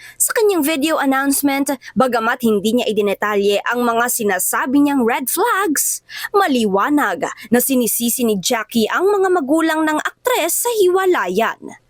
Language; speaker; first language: Filipino; native; Filipino